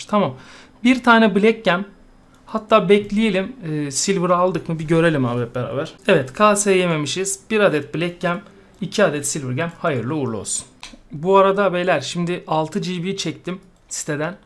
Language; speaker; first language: Turkish; native; Turkish